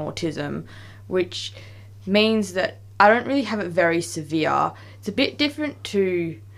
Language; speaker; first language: English; native; English